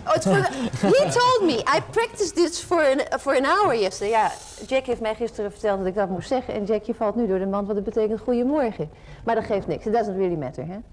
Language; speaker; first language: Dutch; native; Dutch